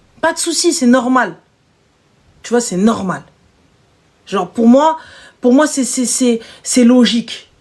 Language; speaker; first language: French; native; French